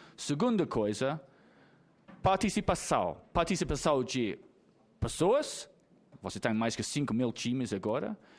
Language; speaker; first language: Portuguese; non-native, fluent; English